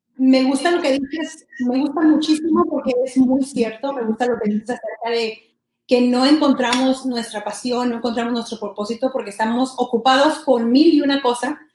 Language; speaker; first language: Spanish; early bilingual, heritage; Spanish